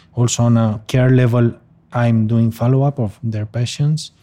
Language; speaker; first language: English; non-native, fluent; Spanish